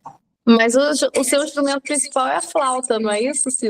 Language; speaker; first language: Portuguese; native; Portuguese